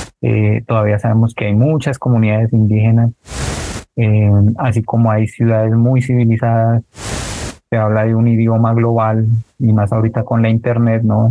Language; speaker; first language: Spanish; native; Spanish